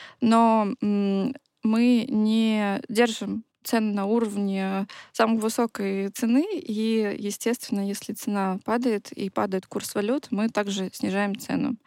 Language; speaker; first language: Russian; native; Russian